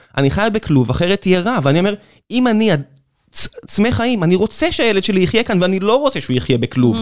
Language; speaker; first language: Hebrew; native; Hebrew